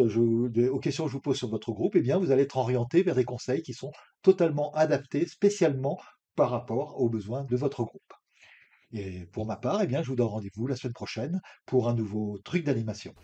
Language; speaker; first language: French; native; French